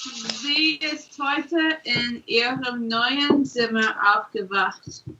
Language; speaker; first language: German; non-native, learner; English